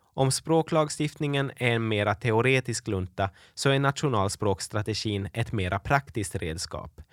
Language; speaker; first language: Swedish; native; Swedish